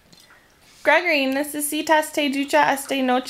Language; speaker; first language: Spanish; non-native, learner; English